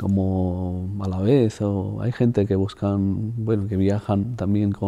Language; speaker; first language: Spanish; non-native, fluent; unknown